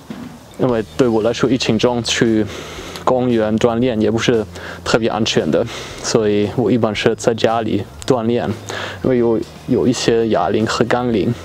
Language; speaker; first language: Chinese; non-native, fluent; German